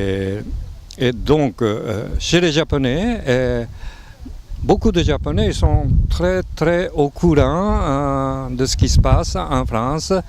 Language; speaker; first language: French; non-native, fluent; Japanese